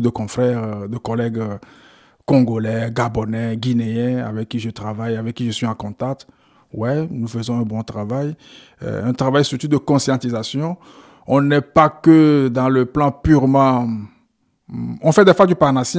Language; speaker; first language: French; non-native, local second language; Ewe